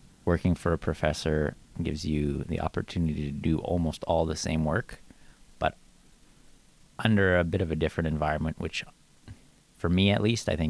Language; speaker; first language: English; native; English